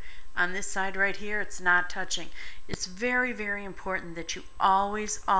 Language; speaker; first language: English; native; English